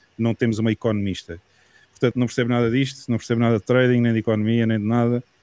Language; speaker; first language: Portuguese; native; Portuguese